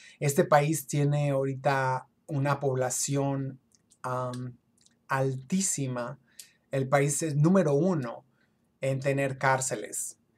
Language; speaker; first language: Spanish; early bilingual, other home language; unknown